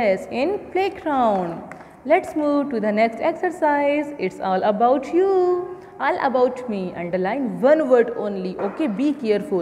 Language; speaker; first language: English; non-native, local second language; Urdu